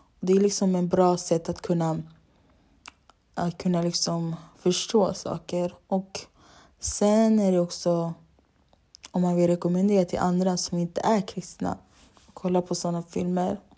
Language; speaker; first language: Swedish; early bilingual, other home language; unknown